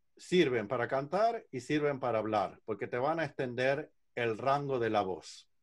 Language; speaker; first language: Spanish; native; Spanish